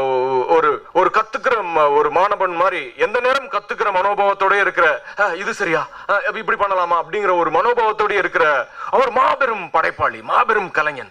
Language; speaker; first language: Tamil; native; Tamil